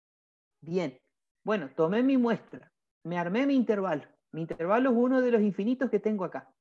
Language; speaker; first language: Spanish; native; Spanish